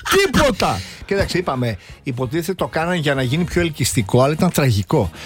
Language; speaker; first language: Greek; native; Greek